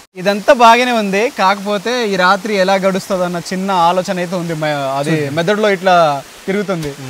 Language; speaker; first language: Telugu; non-native, local second language; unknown